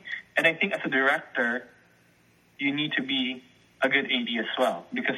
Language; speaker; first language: English; non-native, local second language; Filipino